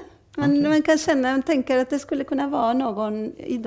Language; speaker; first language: Swedish; non-native, fluent; Spanish